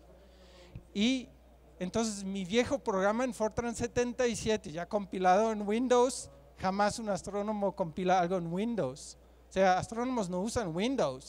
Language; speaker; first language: Spanish; non-native, fluent; German